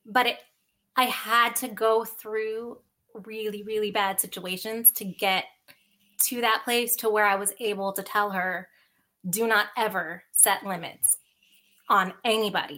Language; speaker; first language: English; early bilingual, other home language; Sinhala